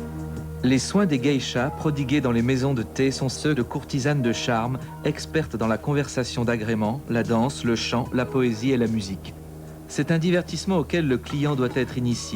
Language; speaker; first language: French; native; French